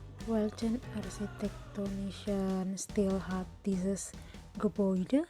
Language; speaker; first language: German; non-native, learner; Indonesian